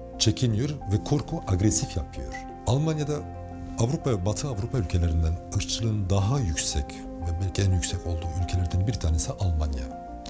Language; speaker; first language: Turkish; early bilingual, heritage; Turkish